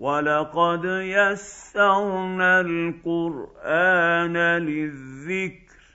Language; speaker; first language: Arabic; native; Arabic